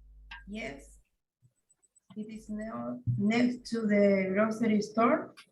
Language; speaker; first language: English; non-native, learner; Spanish